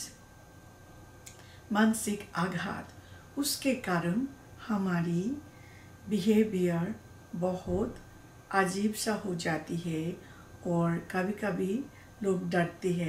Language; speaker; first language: Hindi; non-native, learner; Bangla